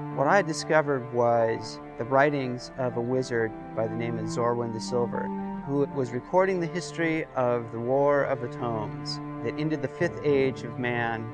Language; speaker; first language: English; native; English